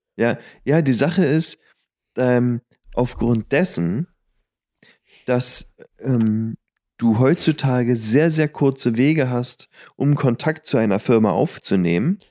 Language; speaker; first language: German; native; German